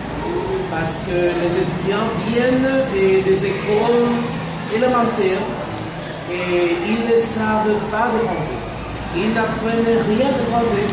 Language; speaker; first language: French; non-native, fluent; Spanish